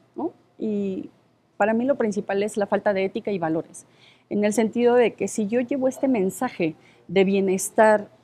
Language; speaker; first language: Spanish; native; Spanish